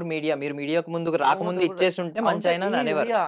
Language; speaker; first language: Telugu; native; Telugu